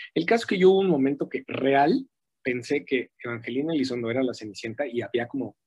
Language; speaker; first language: Spanish; native; Spanish